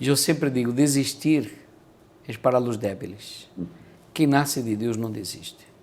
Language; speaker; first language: Spanish; non-native, fluent; Portuguese